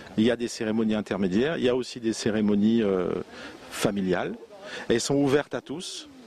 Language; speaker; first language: French; non-native, local second language; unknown